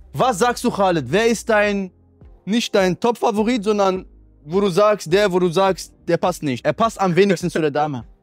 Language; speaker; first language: German; early bilingual, other home language; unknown